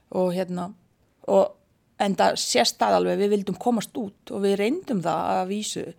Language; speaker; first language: Icelandic; non-native, fluent; Bosnian